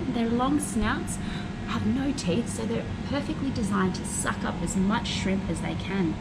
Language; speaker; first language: English; native; English